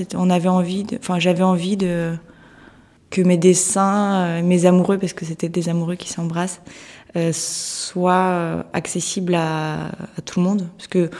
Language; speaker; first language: French; early bilingual, other home language; Russian